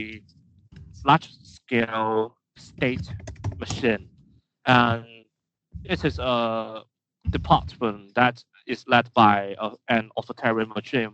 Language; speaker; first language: English; non-native, local second language; Cantonese